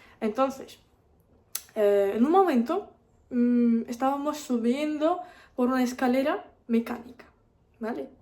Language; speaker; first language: Spanish; non-native, fluent; Russian